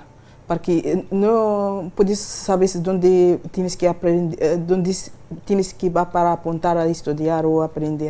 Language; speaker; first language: Spanish; non-native, learner; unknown